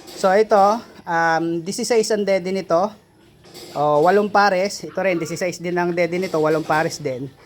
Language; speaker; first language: Filipino; non-native, local second language; Cebuano